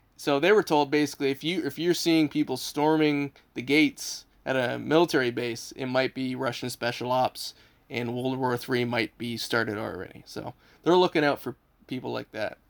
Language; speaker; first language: English; native; English